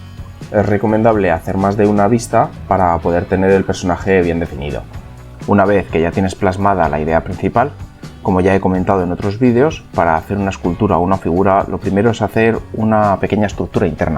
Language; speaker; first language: Spanish; native; Spanish